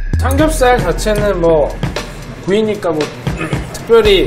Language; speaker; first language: Korean; native; Korean